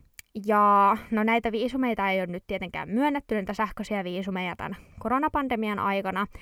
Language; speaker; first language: Finnish; native; Finnish